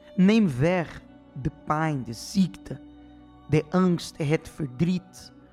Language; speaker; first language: Dutch; non-native, fluent; Portuguese